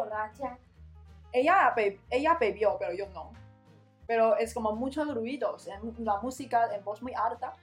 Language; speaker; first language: Spanish; non-native, learner; Chinese